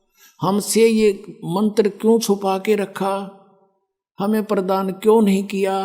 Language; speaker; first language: Hindi; native; Hindi